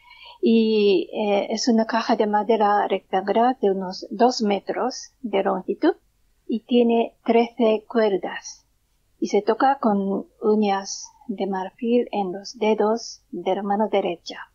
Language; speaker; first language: Spanish; non-native, learner; Japanese